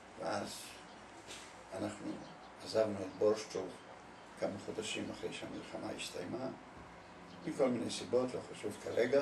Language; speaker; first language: Hebrew; early bilingual, other home language; Polish